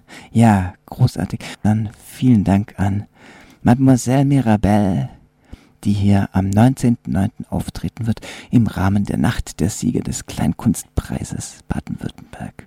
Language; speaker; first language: German; native; German